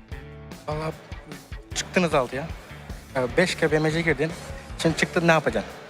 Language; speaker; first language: Turkish; native; Turkish